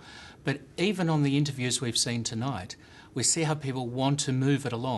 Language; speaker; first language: English; native; English